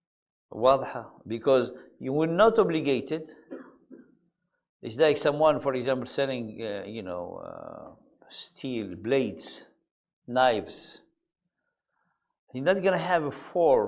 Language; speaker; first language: English; non-native, fluent; Arabic